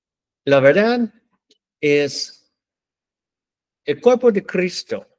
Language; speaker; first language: Spanish; non-native, learner; English